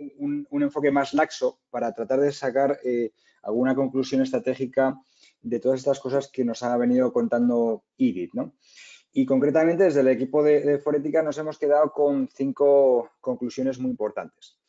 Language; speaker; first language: Spanish; native; Spanish